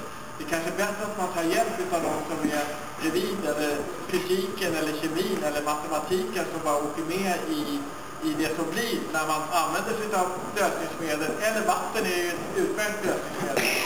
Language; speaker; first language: Swedish; native; Swedish